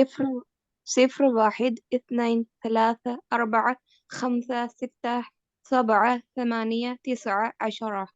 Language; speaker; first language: Arabic; non-native, learner; Urdu